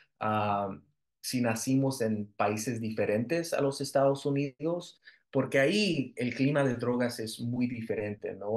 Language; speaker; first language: Spanish; early bilingual, heritage; Spanish